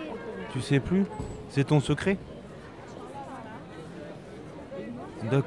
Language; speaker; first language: French; native; French